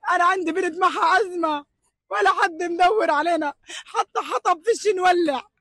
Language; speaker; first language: Arabic; native; Arabic